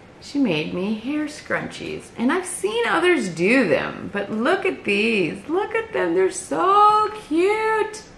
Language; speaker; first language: English; native; English